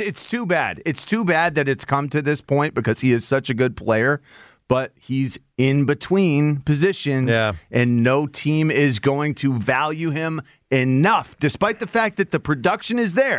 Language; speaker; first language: English; native; English